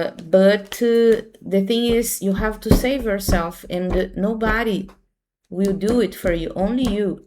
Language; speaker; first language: English; non-native, fluent; Portuguese